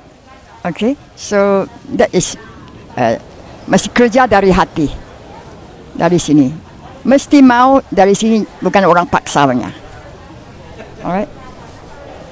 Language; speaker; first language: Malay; non-native, learner; English